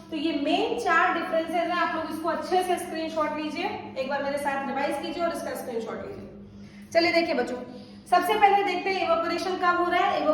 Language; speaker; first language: Hindi; native; Hindi